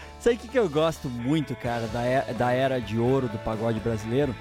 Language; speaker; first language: Portuguese; native; Portuguese